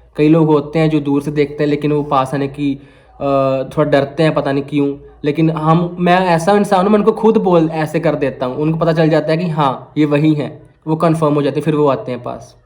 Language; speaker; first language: Hindi; non-native, local second language; Punjabi